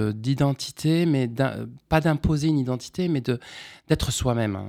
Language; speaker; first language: French; non-native, local second language; Arabic